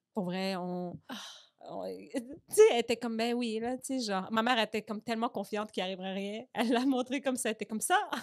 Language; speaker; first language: French; early bilingual, other home language; Arabic